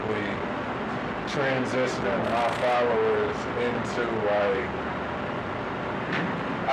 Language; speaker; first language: English; native; English